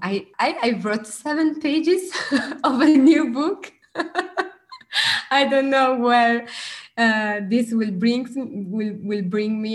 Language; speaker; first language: English; non-native, fluent; Italian